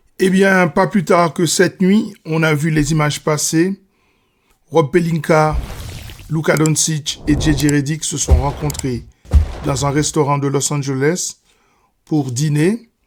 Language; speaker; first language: French; native; French